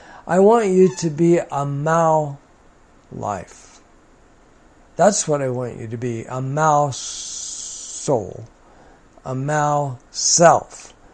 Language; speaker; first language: English; native; English